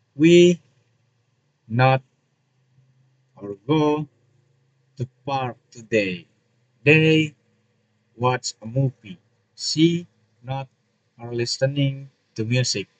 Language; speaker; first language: English; non-native, learner; Indonesian